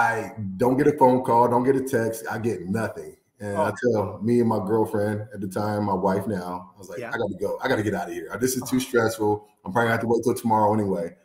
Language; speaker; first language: English; native; English